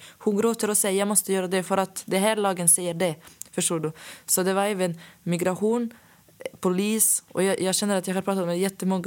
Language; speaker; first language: Swedish; non-native, fluent; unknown